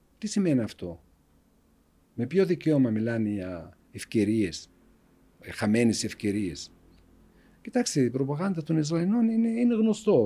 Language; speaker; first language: Greek; non-native, fluent; Arabic